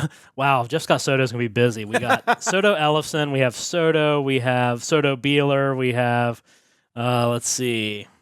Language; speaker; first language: English; native; English